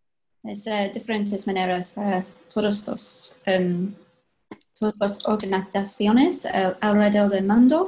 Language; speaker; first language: Spanish; non-native, fluent; English